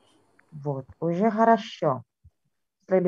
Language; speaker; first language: Russian; non-native, fluent; Indonesian